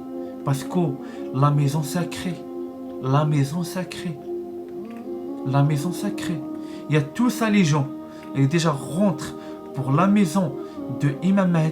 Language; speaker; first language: French; non-native, learner; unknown